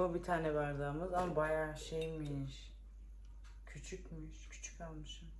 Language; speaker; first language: Turkish; early bilingual, heritage; Turkish